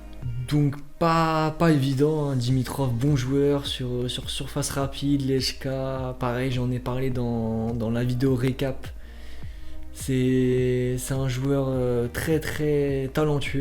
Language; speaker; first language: French; native; French